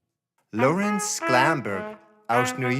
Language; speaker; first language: German; non-native, learner; Italian